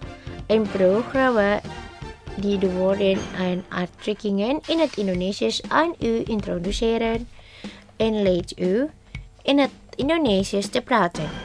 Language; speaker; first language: Dutch; non-native, learner; Indonesian